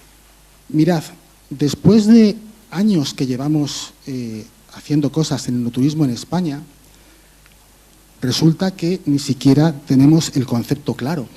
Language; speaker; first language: Spanish; native; Spanish